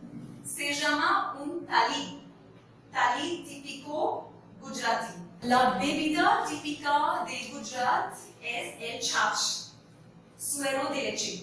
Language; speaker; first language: Spanish; non-native, learner; Gujarati